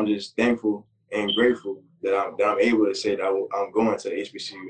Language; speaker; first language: English; native; English